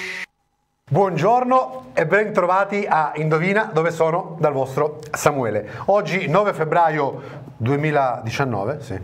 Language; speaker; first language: Italian; native; Italian